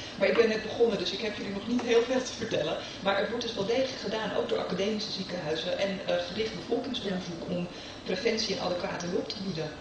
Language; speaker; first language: Dutch; early bilingual, other home language; Serbian